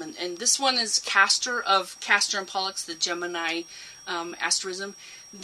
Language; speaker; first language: English; native; English